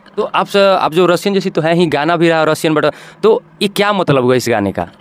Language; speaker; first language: Hindi; native; Hindi